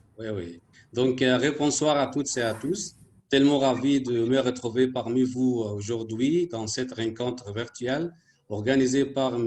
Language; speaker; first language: French; non-native, fluent; Arabic